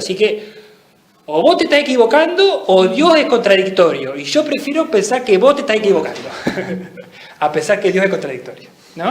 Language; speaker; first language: Spanish; native; Spanish